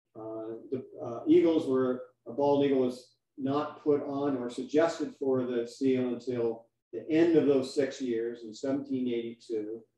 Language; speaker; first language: English; native; English